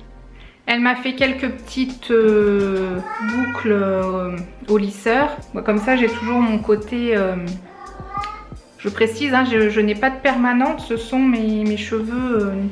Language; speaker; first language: French; native; French